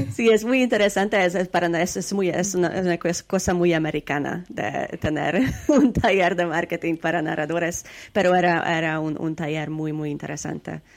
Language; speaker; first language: Spanish; non-native, learner; Hungarian